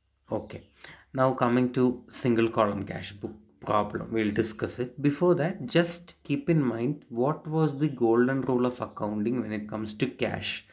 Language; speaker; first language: English; non-native, local second language; Malayalam